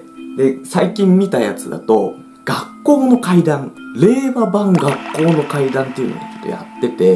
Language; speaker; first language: Japanese; native; Japanese